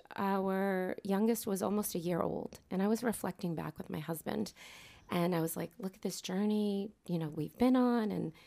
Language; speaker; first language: English; native; English